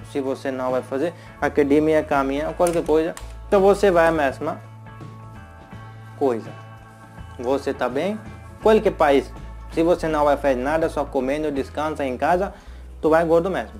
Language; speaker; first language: Portuguese; non-native, learner; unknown